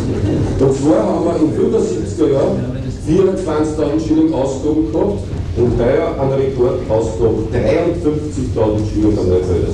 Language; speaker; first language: German; native; German